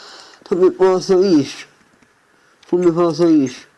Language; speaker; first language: Irish; non-native, learner; English